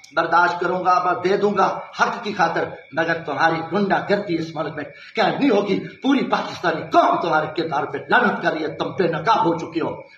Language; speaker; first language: Urdu; non-native, local second language; Saraiki